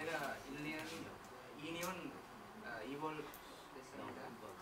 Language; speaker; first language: Korean; non-native, learner; Khmer